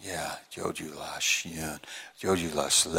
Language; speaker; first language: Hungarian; non-native, learner; English